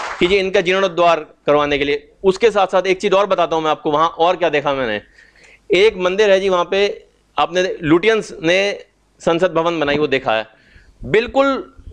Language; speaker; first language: Hindi; native; Hindi